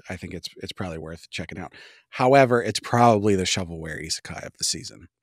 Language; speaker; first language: English; native; English